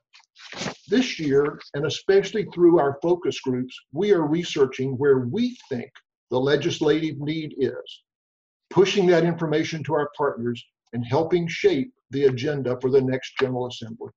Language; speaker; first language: English; native; English